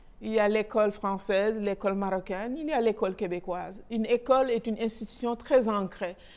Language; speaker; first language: French; non-native, local second language; Wolof